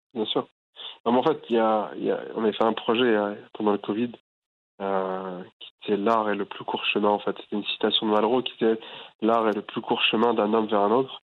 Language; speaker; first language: French; native; French